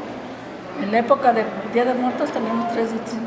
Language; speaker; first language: Spanish; native; Spanish